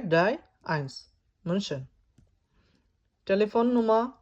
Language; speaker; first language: German; non-native, fluent; Bangla